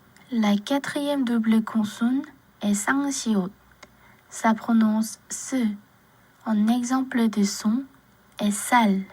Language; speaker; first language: French; non-native, learner; Korean